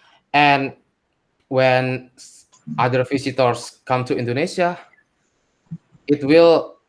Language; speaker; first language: English; non-native, learner; Indonesian